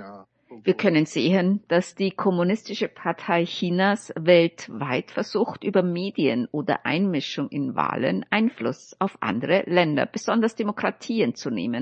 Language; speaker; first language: German; native; German